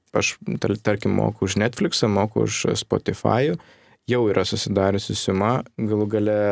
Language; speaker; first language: Lithuanian; native; Lithuanian